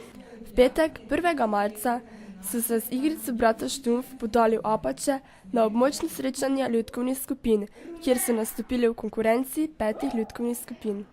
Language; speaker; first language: Slovenian; native; Slovenian